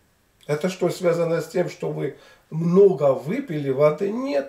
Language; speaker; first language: Russian; native; Russian